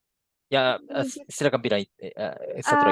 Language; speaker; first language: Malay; non-native, fluent; Japanese